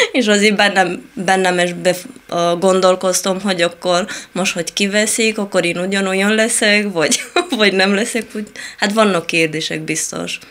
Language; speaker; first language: Hungarian; non-native, fluent; Italian